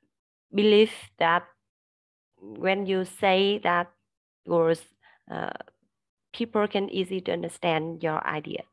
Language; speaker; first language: English; non-native, learner; Vietnamese